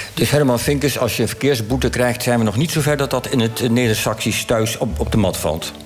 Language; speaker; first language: Dutch; native; Dutch